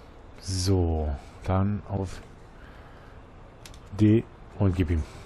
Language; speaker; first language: German; native; German